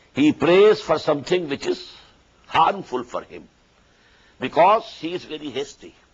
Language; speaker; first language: English; non-native, local second language; Urdu